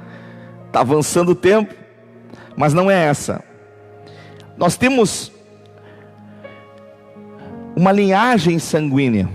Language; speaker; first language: Portuguese; native; Portuguese